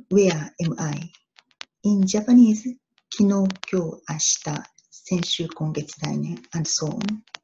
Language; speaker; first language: English; non-native, learner; Japanese